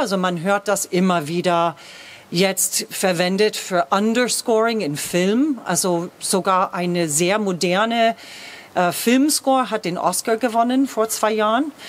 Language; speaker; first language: German; non-native, fluent; English